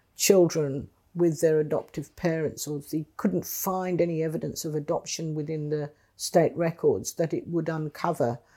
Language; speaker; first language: English; native; English